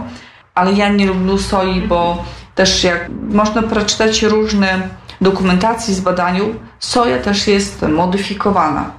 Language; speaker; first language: Polish; non-native, local second language; Belarusian